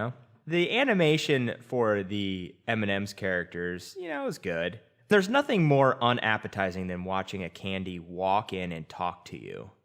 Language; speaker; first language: English; native; English